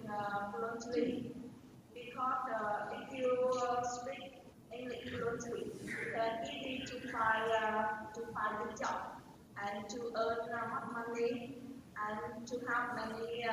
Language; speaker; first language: English; non-native, learner; Vietnamese